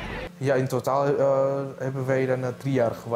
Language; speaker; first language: Dutch; non-native, fluent; Indonesian